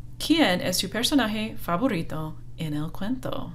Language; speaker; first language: Spanish; non-native, fluent; English